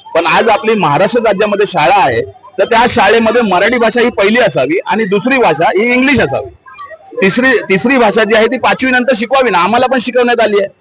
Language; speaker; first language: Marathi; native; Marathi